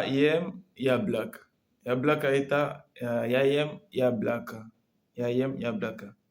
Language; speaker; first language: Russian; non-native, learner; Comorian